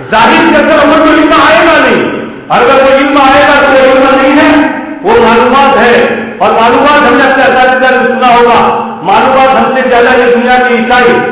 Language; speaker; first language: Urdu; non-native, local second language; Gujarati